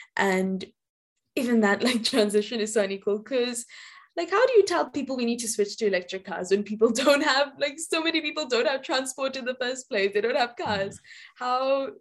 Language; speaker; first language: English; native; English